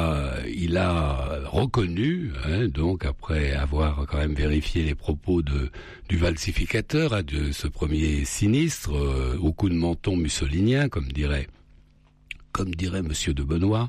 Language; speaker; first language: French; native; French